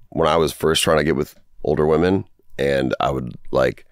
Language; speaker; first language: English; native; English